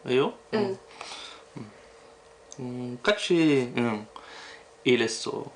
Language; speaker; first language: Korean; non-native, learner; French